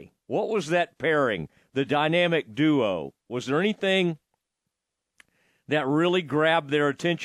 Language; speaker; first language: English; native; English